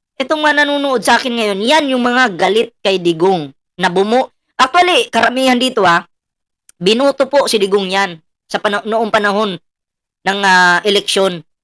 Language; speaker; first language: Filipino; non-native, local second language; Cebuano